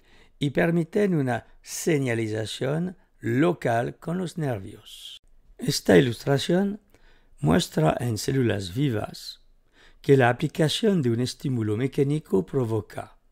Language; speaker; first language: Spanish; native; Spanish